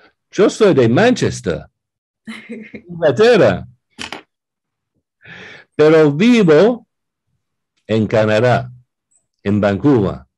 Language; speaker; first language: Spanish; non-native, fluent; English